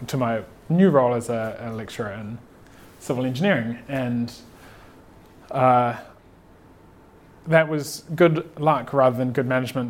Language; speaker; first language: English; native; English